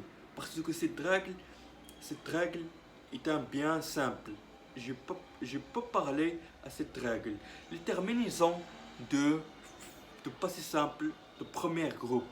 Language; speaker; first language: French; non-native, learner; Arabic